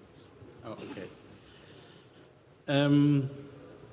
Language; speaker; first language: Dutch; early bilingual, other home language; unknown